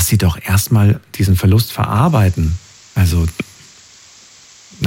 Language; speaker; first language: German; native; German